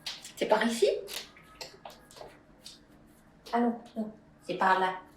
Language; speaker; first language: French; non-native, fluent; Spanish